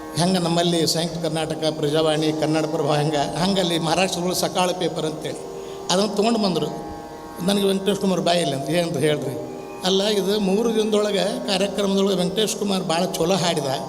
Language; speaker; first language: Kannada; non-native, local second language; Marathi